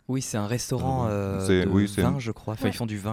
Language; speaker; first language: French; native; French